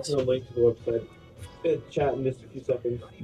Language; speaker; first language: English; native; English